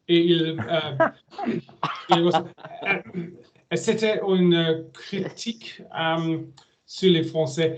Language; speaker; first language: French; non-native, learner; German